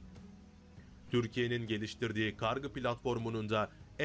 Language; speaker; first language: Turkish; native; Turkish